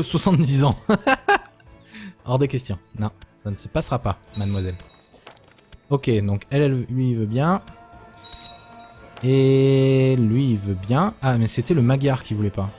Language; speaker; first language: French; native; French